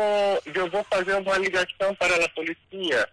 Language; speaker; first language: Spanish; non-native, learner; Portuguese